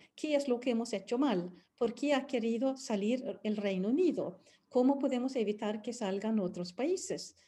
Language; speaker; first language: Spanish; non-native, fluent; Swedish